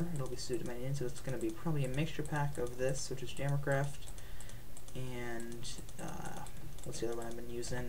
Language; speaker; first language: English; native; English